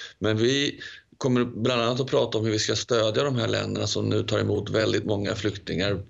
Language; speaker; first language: Swedish; native; Swedish